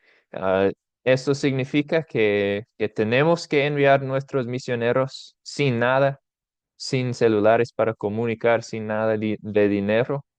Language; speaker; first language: Spanish; non-native, fluent; English